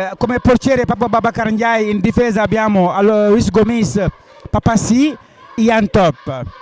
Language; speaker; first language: Italian; non-native, fluent; Wolof